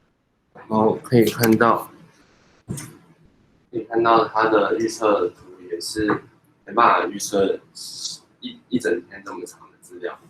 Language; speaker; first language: Chinese; native; Chinese